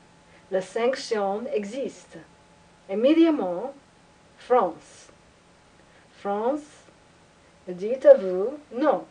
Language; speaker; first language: French; non-native, learner; English